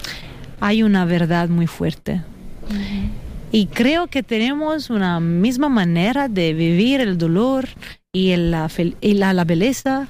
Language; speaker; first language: Spanish; non-native, fluent; Italian